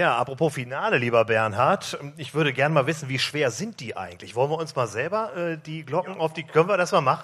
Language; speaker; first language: German; native; German